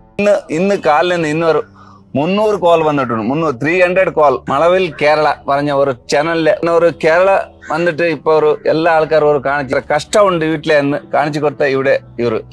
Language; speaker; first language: Malayalam; non-native, learner; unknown